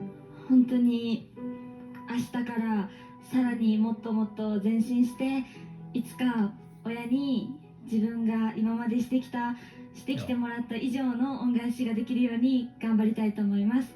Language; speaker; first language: Japanese; native; Japanese